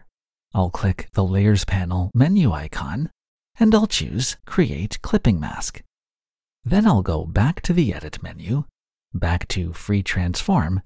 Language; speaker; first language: English; native; English